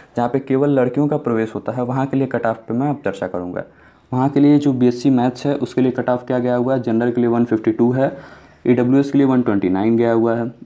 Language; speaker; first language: Hindi; native; Hindi